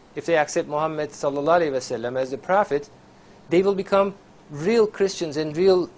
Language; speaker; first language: English; non-native, fluent; Turkish